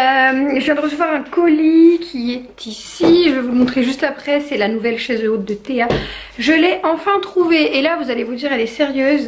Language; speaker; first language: French; native; French